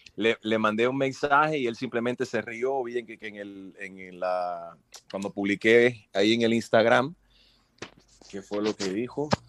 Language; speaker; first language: Spanish; early bilingual, heritage; Spanish